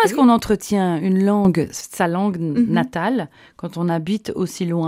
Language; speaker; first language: French; native; French